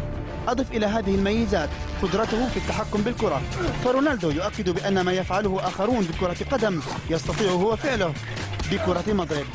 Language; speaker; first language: Arabic; native; Arabic